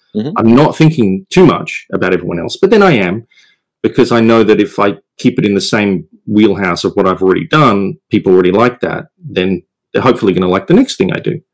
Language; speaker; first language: English; native; English